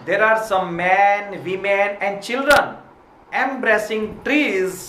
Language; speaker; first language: English; non-native, local second language; Gujarati